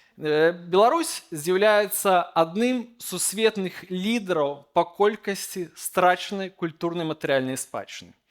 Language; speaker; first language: Belarusian; native; Belarusian